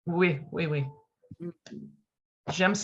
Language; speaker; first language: French; non-native, learner; English